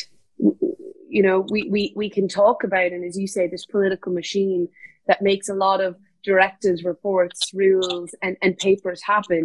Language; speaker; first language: English; native; English